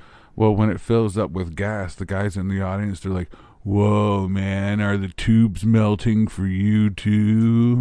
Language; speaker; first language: English; native; English